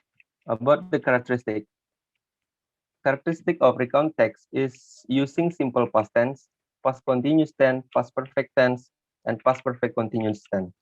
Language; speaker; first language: English; non-native, learner; Indonesian